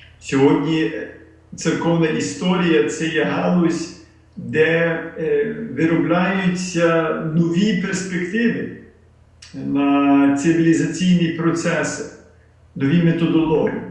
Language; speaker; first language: Ukrainian; early bilingual, heritage; Ukrainian